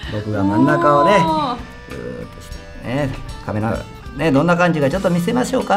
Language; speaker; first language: Japanese; native; Japanese